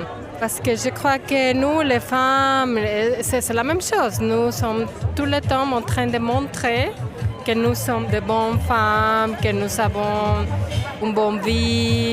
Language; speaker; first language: French; non-native, fluent; Spanish